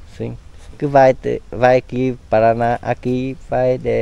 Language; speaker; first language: Portuguese; non-native, learner; Vietnamese